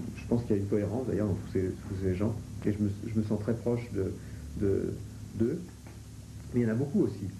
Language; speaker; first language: French; native; French